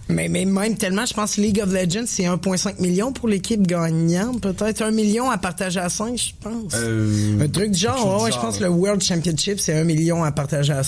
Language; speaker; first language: French; native; French